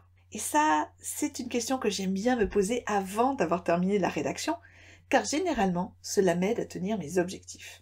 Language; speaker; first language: French; native; French